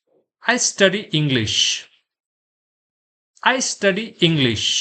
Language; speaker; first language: English; non-native, fluent; Gujarati